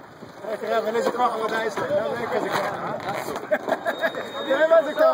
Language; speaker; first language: Hebrew; native; Hebrew